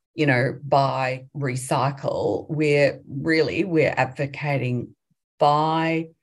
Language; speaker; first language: English; native; English